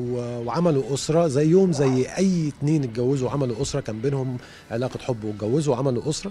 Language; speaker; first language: Arabic; native; Arabic